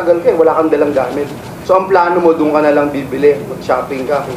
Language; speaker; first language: Filipino; native; Filipino